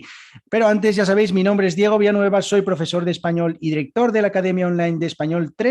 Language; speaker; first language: Spanish; native; Spanish